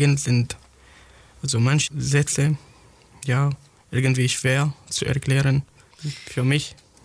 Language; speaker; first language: German; non-native, fluent; Arabic